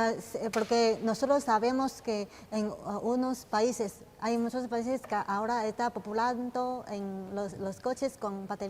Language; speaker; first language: Spanish; non-native, learner; Chinese